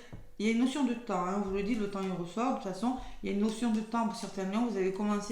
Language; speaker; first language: French; native; French